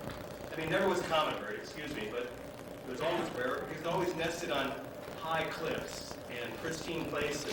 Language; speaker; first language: English; native; English